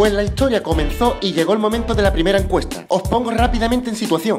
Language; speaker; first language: Spanish; native; Spanish